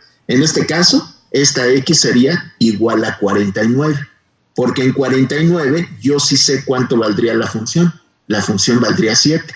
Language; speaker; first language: Spanish; native; Spanish